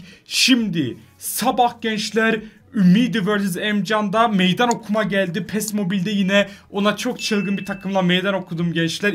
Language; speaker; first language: Turkish; native; Turkish